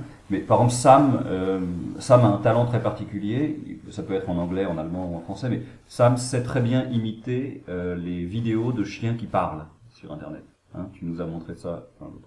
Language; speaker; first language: French; native; French